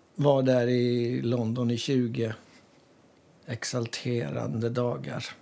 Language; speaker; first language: Swedish; native; Swedish